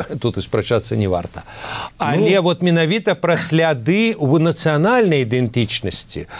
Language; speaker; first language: Belarusian; non-native, local second language; Russian